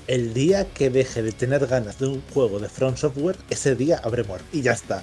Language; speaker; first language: Spanish; native; Spanish